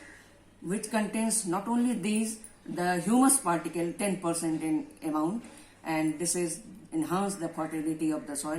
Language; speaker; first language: English; non-native, local second language; Hindi